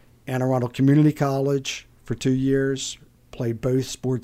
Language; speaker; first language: English; native; English